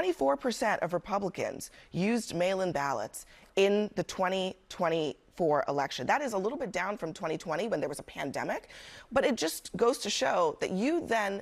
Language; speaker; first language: English; native; English